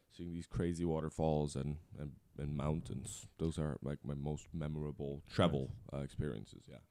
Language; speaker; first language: English; non-native, fluent; Dutch